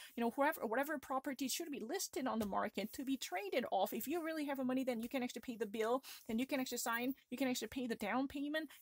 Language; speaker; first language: English; non-native, fluent; Korean